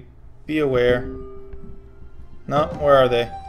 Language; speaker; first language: English; native; English